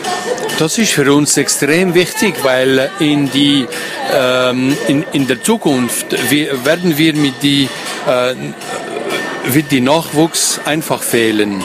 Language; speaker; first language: German; non-native, local second language; French